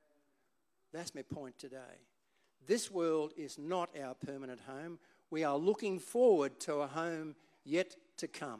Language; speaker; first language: English; native; English